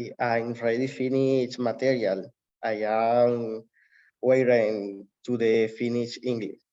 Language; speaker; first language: English; non-native, learner; Spanish